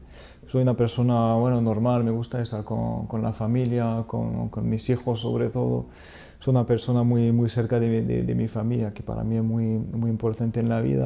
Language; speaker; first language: Spanish; non-native, fluent; French